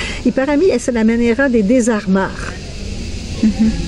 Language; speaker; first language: Spanish; non-native, fluent; French